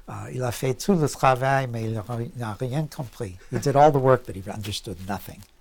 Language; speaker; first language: English; native; English